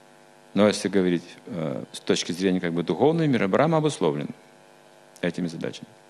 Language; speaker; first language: Russian; native; Russian